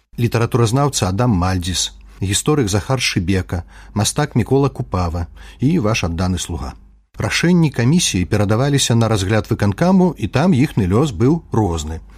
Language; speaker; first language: Belarusian; native; Belarusian